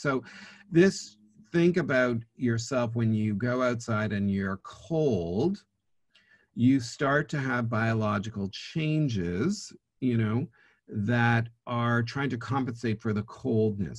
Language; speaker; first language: English; native; English